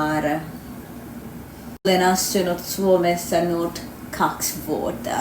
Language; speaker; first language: Finnish; non-native, learner; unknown